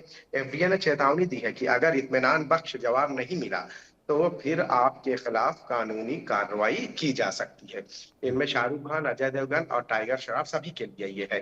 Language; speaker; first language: Hindi; native; Hindi